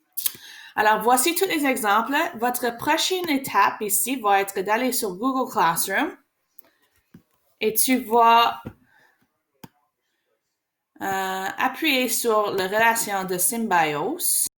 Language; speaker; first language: French; non-native, learner; English